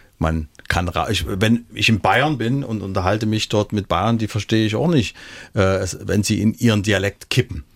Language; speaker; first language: German; native; German